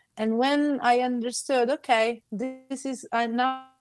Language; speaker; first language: English; non-native, fluent; Sicilian